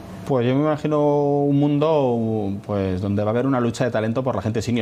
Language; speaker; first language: Spanish; native; Spanish